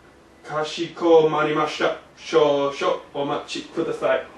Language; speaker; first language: Japanese; non-native, learner; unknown